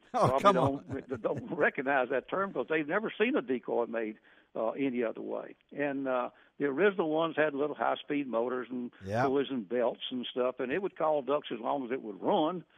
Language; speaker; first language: English; native; English